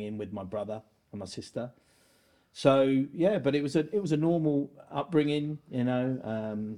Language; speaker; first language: English; native; English